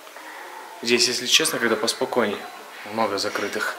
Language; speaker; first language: Russian; native; Russian